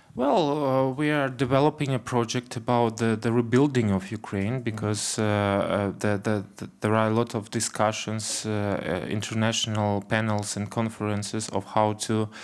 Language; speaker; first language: English; non-native, fluent; Ukrainian